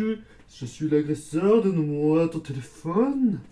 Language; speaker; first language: French; native; French